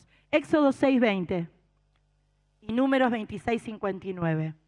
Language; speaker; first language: Spanish; native; Spanish